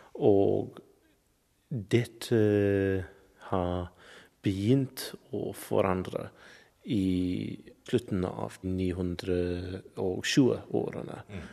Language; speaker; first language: Norwegian; non-native, learner; English